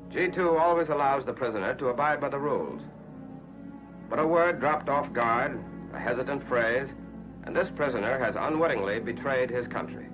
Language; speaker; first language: English; native; English